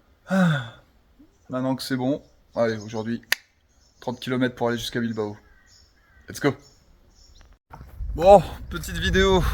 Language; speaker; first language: French; native; French